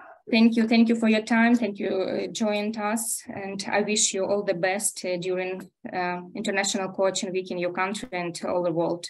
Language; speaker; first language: English; non-native, fluent; Ukrainian